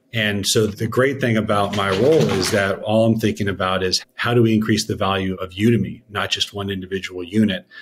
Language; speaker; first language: English; native; English